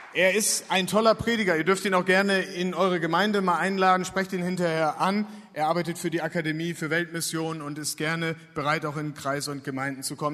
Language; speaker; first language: German; native; German